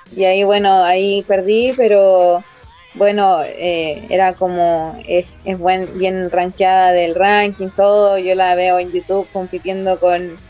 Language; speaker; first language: Spanish; native; Spanish